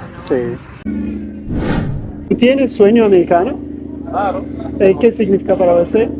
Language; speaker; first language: Spanish; non-native, learner; Turkish